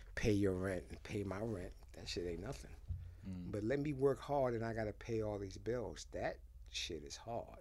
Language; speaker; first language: English; early bilingual, other home language; Haitian Creole